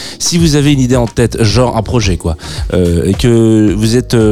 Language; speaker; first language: French; native; French